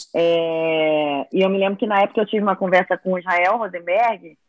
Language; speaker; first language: Portuguese; native; Portuguese